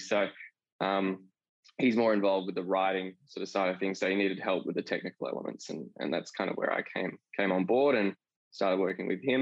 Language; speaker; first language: English; native; English